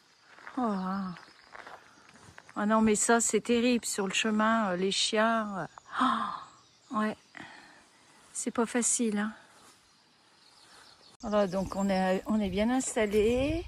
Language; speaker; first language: French; native; French